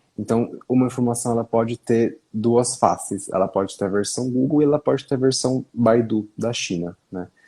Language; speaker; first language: Portuguese; native; Portuguese